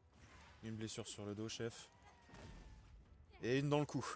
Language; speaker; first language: French; native; French